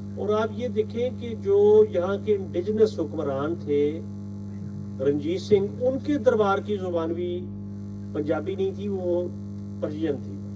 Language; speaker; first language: Urdu; non-native, local second language; Punjabi